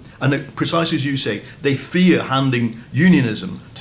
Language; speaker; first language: English; native; English